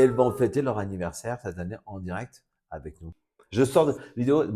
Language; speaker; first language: French; native; French